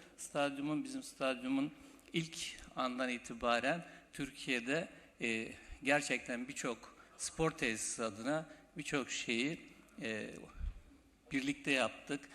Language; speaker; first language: Turkish; native; Turkish